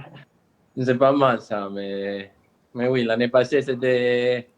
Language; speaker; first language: French; non-native, learner; Italian